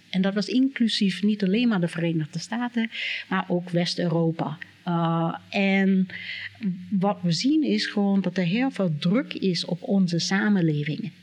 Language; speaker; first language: Dutch; non-native, fluent; English